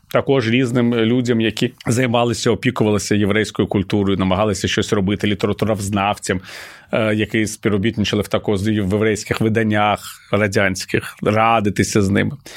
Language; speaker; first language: Ukrainian; non-native, local second language; Russian